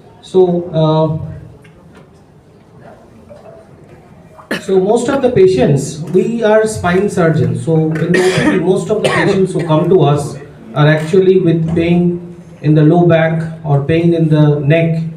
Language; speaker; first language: English; non-native, local second language; Bangla